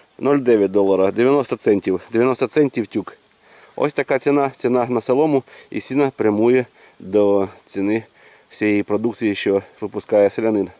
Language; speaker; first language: Ukrainian; native; Ukrainian